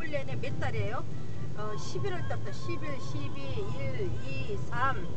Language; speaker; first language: Korean; native; Korean